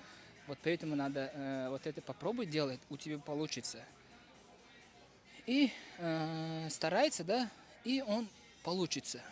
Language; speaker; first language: Russian; non-native, fluent; Uzbek